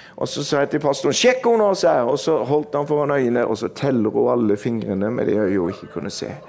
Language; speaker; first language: Norwegian; native; Norwegian